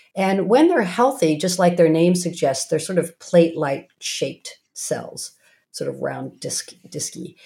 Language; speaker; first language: English; native; English